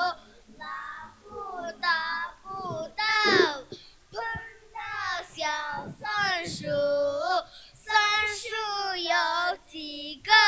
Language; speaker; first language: Chinese; non-native, learner; Mongolian